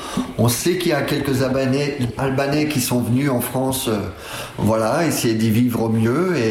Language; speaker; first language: French; native; French